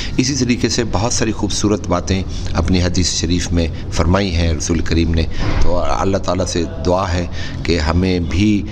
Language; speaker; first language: Urdu; non-native, local second language; Punjabi